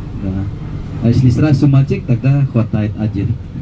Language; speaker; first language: Russian; non-native, learner; Balinese